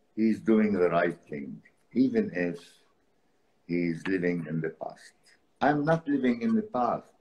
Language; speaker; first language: English; non-native, fluent; Arabic